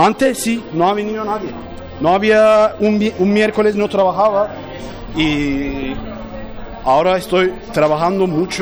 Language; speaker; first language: Spanish; non-native, learner; Turkish